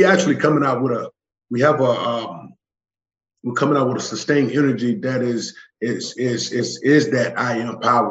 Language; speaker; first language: English; native; English